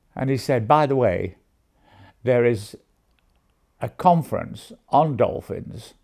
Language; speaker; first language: English; native; English